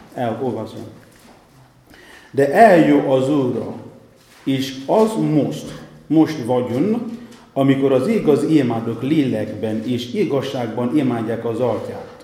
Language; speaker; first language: Hungarian; non-native, fluent; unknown